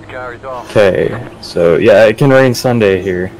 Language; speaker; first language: English; native; English